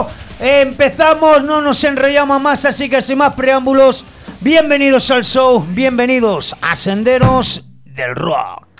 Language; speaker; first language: Spanish; native; Spanish